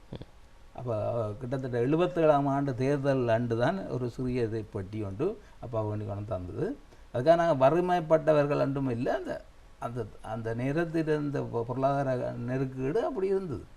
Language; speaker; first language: Tamil; native; Tamil